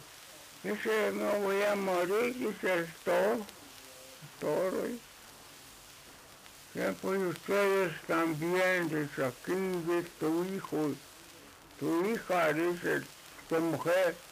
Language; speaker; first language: Spanish; non-native, local second language; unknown